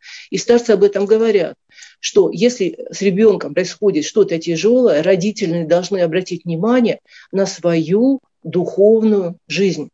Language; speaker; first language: Russian; native; Russian